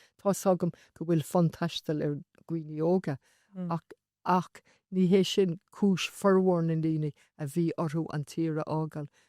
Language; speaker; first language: Irish; non-native, local second language; English